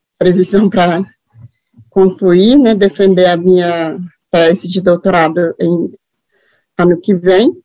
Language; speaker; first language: Portuguese; non-native, local second language; Guarani